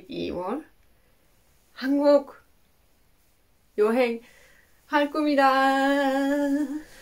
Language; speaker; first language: Korean; non-native, learner; Dutch